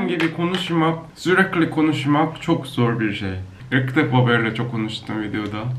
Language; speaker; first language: Turkish; non-native, learner; Korean